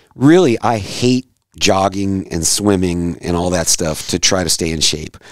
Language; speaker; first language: English; native; English